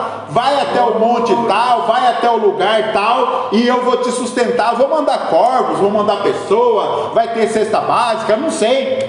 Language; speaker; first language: Portuguese; native; Portuguese